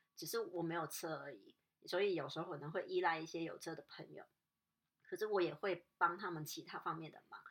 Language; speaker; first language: Chinese; non-native, local second language; Cantonese